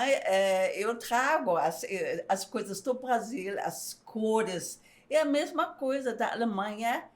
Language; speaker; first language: Portuguese; non-native, fluent; German